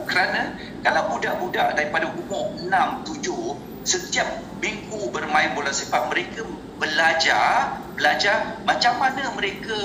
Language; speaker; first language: Indonesian; non-native, local second language; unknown